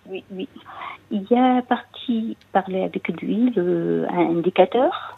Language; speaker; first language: French; non-native, local second language; Arabic